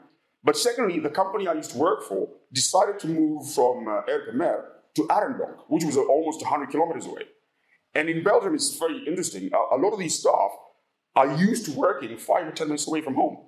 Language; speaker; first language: English; non-native, local second language; Ganda